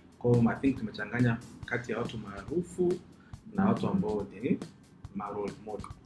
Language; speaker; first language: Swahili; native; Swahili